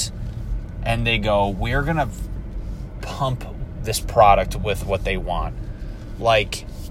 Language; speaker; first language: English; native; English